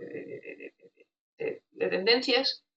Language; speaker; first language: Spanish; native; Spanish